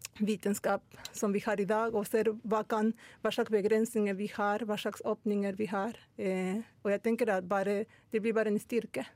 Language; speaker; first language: Norwegian; non-native, fluent; Spanish